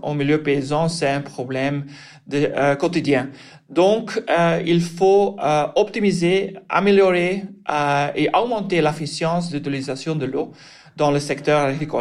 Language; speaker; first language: French; non-native, local second language; Dutch